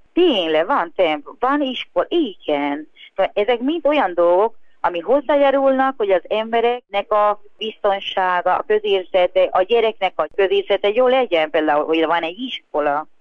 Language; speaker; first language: Hungarian; non-native, fluent; Spanish